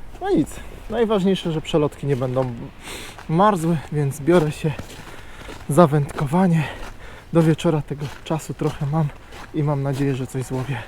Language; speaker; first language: Polish; native; Polish